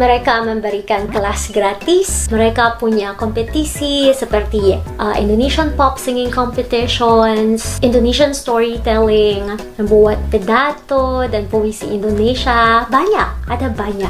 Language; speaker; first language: Indonesian; non-native, learner; Filipino